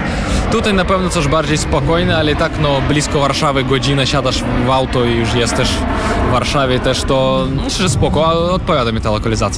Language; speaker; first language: Polish; non-native, fluent; Russian